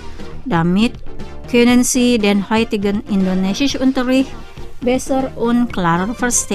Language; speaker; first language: German; non-native, fluent; Indonesian